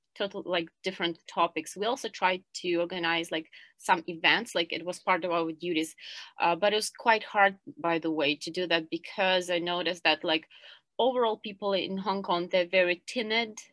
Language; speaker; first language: English; non-native, fluent; Ukrainian